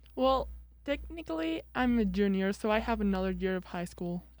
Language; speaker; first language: English; non-native, fluent; Spanish